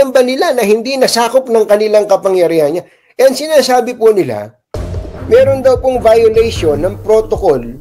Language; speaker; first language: Filipino; native; Filipino